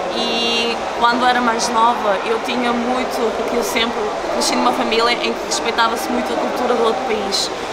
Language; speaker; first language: Portuguese; early bilingual, other home language; Ukrainian